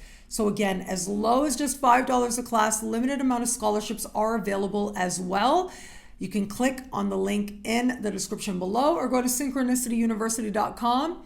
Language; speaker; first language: English; native; English